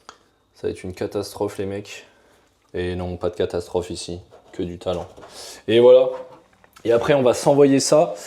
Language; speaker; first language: French; native; French